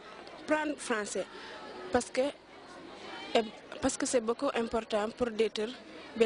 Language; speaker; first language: French; non-native, learner; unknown